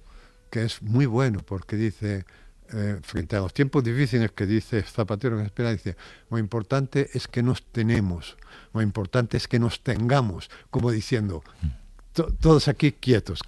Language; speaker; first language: Spanish; native; Spanish